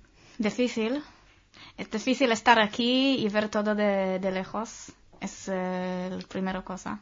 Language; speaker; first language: Spanish; non-native, fluent; Hebrew